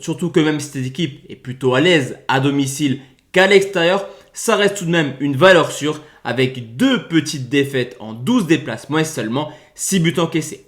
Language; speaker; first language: French; native; French